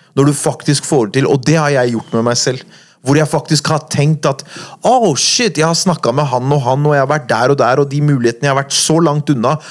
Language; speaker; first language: Norwegian; native; Norwegian